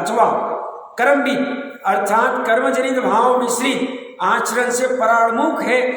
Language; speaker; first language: Hindi; native; Hindi